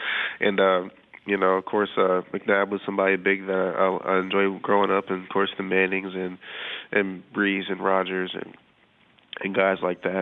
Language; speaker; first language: English; native; English